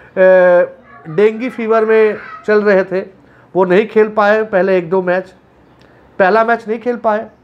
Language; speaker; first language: Hindi; non-native, local second language; Bangla